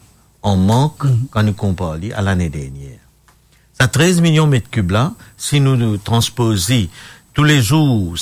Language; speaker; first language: French; non-native, local second language; Morisyen